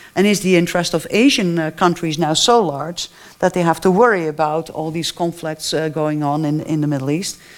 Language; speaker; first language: English; non-native, fluent; Dutch